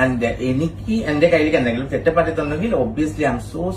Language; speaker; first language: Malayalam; non-native, local second language; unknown